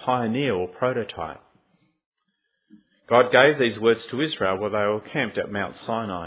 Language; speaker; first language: English; native; English